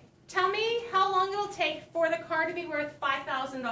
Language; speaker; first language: English; native; English